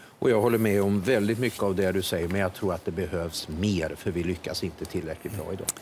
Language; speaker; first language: Swedish; native; Swedish